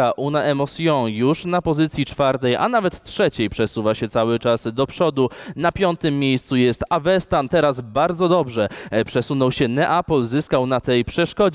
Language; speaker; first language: Polish; native; Polish